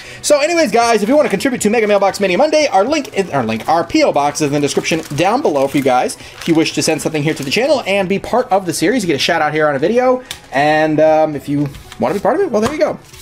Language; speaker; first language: English; native; English